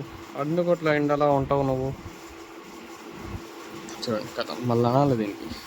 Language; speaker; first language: Telugu; native; Telugu